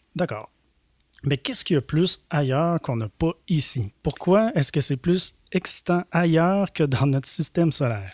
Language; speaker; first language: French; native; French